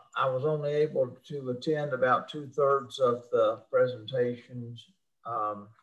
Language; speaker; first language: English; native; English